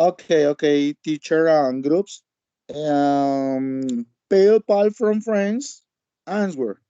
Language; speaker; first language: English; non-native, learner; Spanish